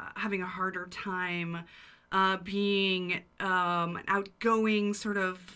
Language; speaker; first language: English; native; English